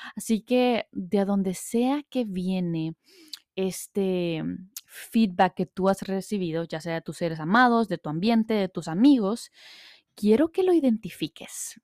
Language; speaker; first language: Spanish; early bilingual, heritage; Spanish